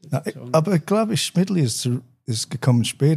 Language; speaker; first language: German; non-native, learner; English